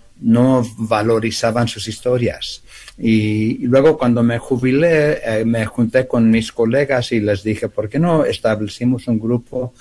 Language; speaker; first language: Spanish; early bilingual, heritage; Spanish